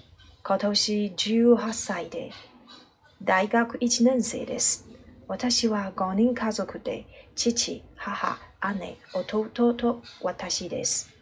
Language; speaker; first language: Japanese; non-native, learner; Chinese